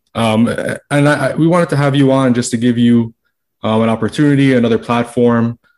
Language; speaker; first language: English; native; English